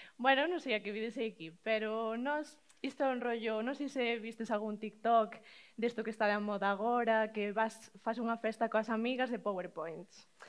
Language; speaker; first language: Galician; native; Galician